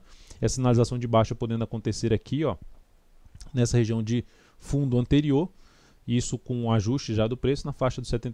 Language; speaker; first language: Portuguese; native; Portuguese